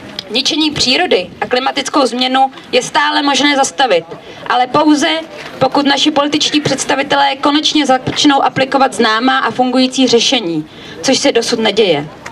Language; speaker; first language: Czech; native; Czech